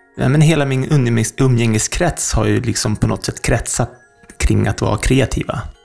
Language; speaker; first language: Swedish; native; Swedish